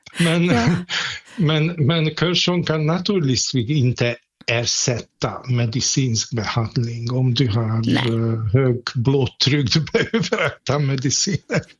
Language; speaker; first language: Swedish; non-native, fluent; Hungarian